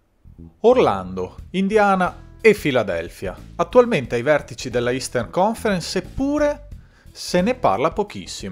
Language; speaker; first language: Italian; native; Italian